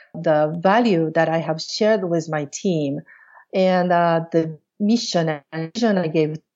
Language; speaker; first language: English; non-native, fluent; Portuguese